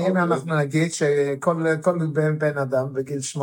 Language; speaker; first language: Hebrew; non-native, fluent; English